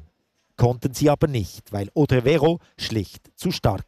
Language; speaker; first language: German; native; German